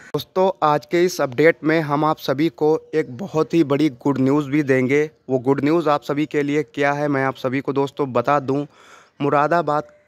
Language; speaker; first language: Hindi; native; Hindi